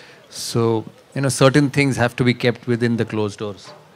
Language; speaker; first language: English; non-native, local second language; Bangla